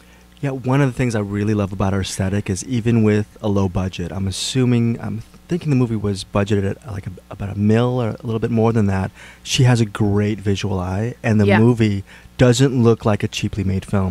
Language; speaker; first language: English; native; English